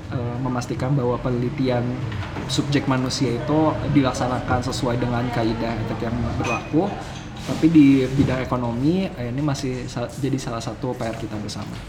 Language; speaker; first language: Indonesian; native; Indonesian